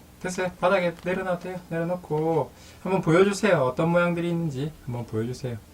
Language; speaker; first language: Korean; native; Korean